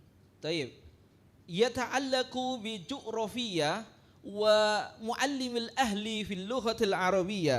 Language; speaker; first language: Arabic; non-native, fluent; Indonesian